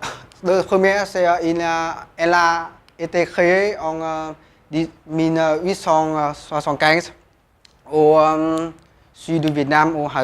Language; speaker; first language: French; non-native, learner; Vietnamese